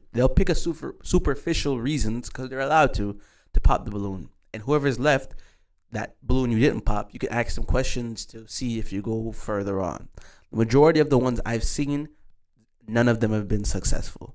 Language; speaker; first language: English; native; English